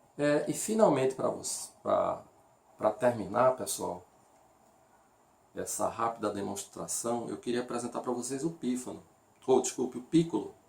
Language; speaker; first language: Portuguese; native; Portuguese